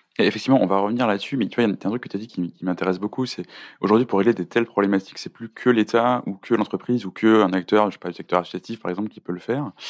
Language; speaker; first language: French; native; French